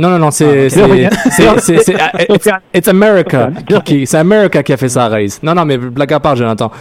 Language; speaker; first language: French; native; French